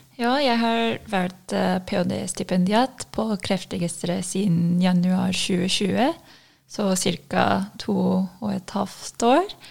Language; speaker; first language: Norwegian; non-native, fluent; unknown